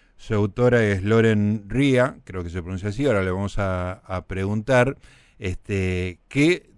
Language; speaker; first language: Spanish; native; Spanish